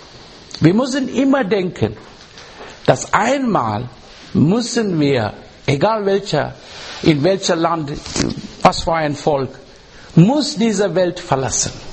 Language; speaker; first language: German; non-native, learner; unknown